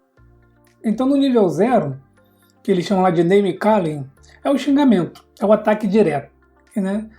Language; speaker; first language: Portuguese; native; Portuguese